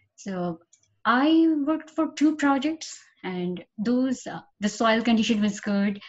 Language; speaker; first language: English; non-native, local second language; Bangla